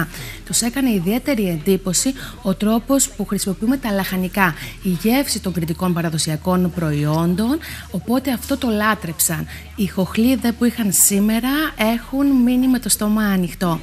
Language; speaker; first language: Greek; native; Greek